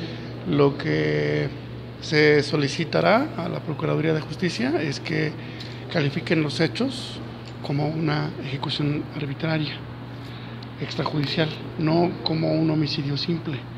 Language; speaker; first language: Spanish; native; Spanish